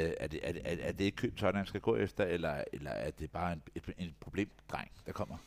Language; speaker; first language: Danish; native; Danish